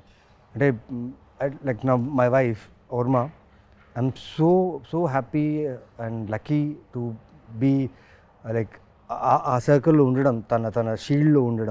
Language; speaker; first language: Telugu; native; Telugu